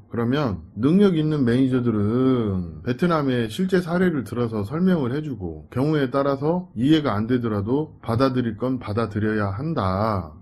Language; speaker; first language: Korean; native; Korean